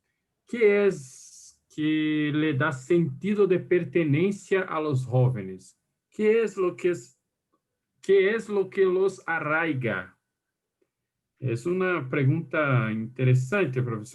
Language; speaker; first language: Spanish; non-native, fluent; Portuguese